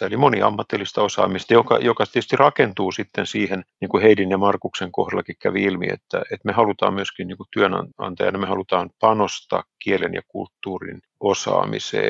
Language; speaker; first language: Finnish; native; Finnish